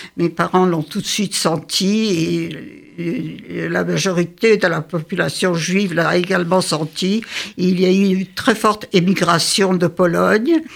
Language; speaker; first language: French; early bilingual, other home language; Yiddish